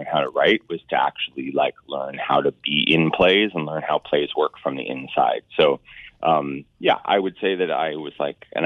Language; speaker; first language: English; native; English